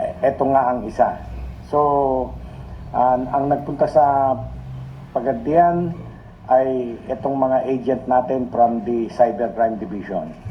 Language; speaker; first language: Filipino; native; Filipino